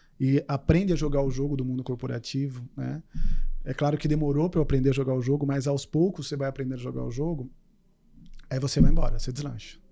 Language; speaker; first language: Portuguese; native; Portuguese